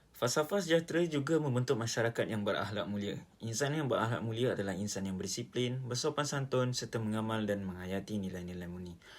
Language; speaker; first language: Malay; native; Malay